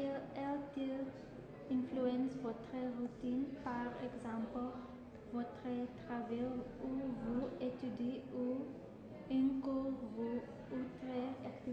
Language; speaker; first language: French; non-native, learner; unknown